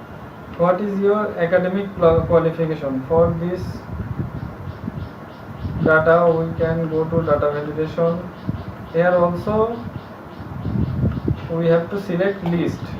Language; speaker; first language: English; non-native, local second language; Bangla